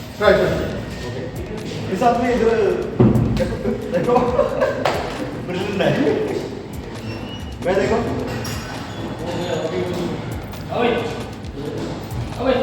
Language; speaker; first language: Hindi; non-native, local second language; Malayalam